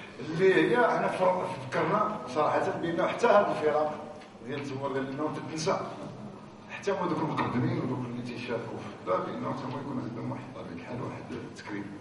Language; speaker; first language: Arabic; native; Arabic